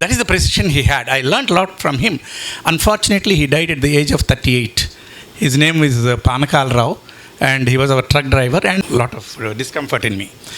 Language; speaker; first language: English; non-native, local second language; Telugu